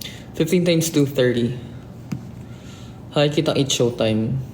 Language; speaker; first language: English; non-native, local second language; Filipino